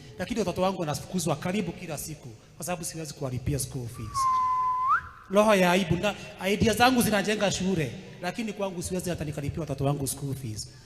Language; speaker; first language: Swahili; non-native, local second language; Kikuyu